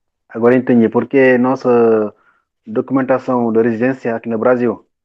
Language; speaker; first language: Portuguese; non-native, learner; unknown